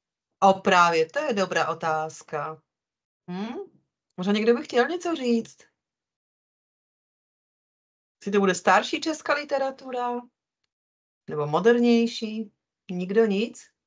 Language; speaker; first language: Czech; non-native, fluent; Polish